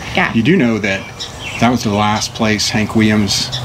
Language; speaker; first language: English; native; English